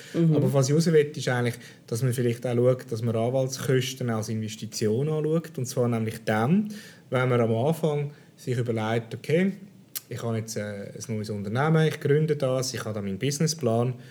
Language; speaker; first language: German; native; German